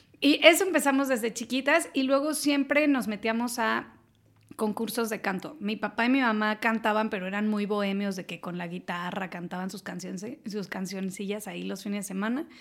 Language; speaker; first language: Spanish; native; Spanish